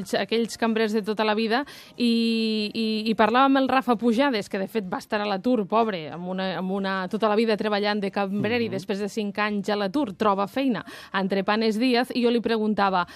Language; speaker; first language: Catalan; native; Catalan